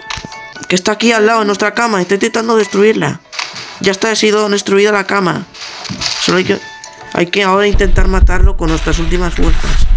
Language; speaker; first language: Spanish; native; Spanish